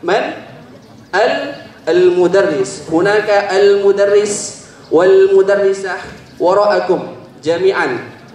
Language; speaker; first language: Arabic; non-native, learner; Indonesian